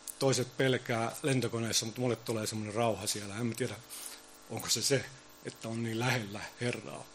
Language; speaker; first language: Finnish; early bilingual, heritage; Finnish